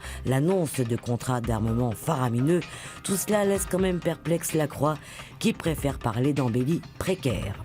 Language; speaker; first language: French; native; French